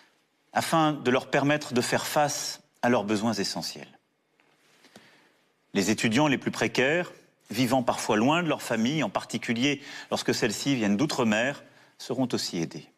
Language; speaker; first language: French; native; French